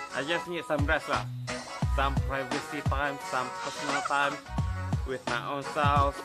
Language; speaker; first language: English; non-native, local second language; Malay